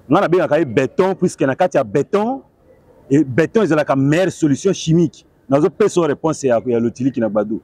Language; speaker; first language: Lingala; native; Lingala